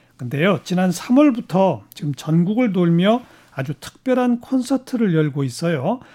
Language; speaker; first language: Korean; native; Korean